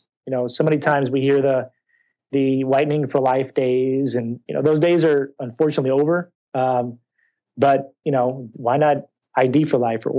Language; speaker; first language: English; native; English